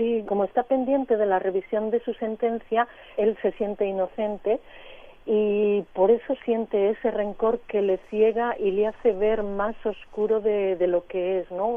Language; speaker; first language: Spanish; native; Spanish